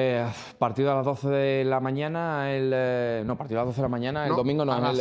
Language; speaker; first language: Spanish; native; Spanish